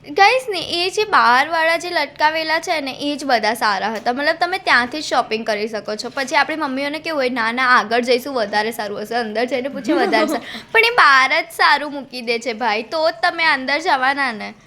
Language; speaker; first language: Gujarati; native; Gujarati